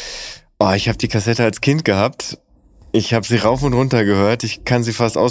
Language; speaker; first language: German; native; German